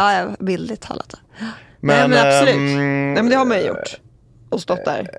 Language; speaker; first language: Swedish; native; Swedish